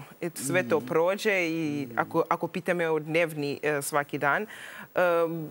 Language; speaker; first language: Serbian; non-native, learner; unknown